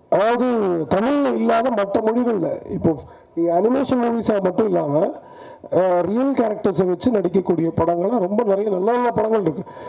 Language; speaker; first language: Tamil; native; Tamil